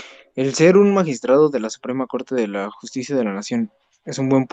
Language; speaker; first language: Spanish; native; Spanish